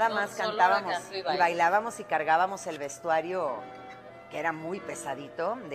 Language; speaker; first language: Spanish; early bilingual, other home language; Romanian